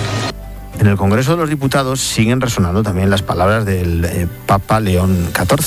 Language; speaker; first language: Spanish; native; Spanish